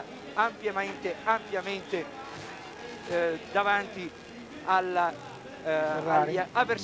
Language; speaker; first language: Italian; native; Italian